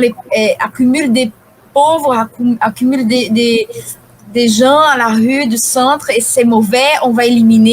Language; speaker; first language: French; non-native, fluent; Portuguese